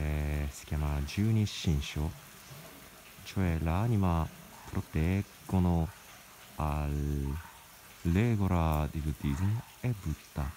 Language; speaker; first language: Italian; non-native, learner; Japanese